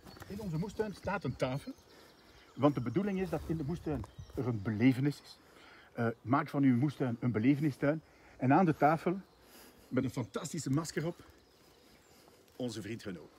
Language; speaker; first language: Dutch; native; Dutch